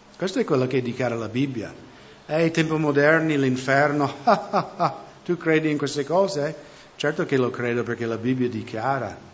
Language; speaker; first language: Italian; non-native, fluent; English